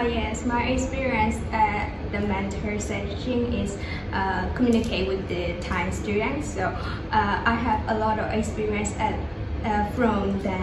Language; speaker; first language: English; non-native, learner; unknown